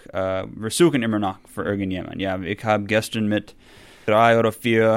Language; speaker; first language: German; non-native, fluent; English